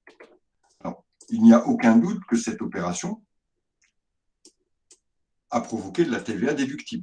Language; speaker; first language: French; native; French